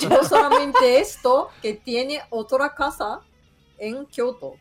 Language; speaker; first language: Spanish; non-native, fluent; Japanese